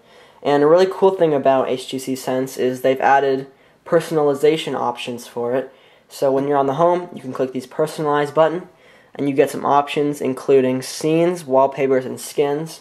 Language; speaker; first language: English; native; English